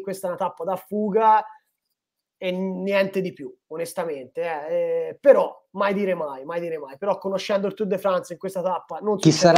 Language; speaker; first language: Italian; native; Italian